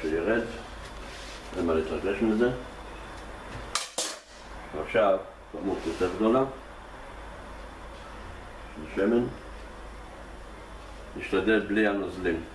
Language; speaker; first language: Hebrew; native; Hebrew